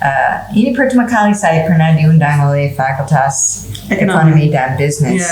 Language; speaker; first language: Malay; non-native, fluent; English